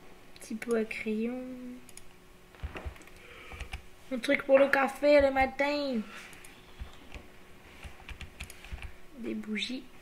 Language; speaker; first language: French; native; French